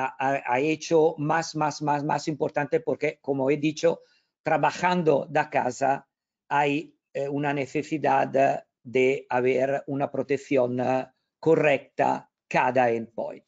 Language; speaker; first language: Spanish; non-native, learner; Italian